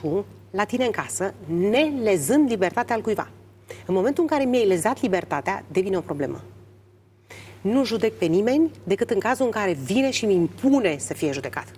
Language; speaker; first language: Romanian; native; Romanian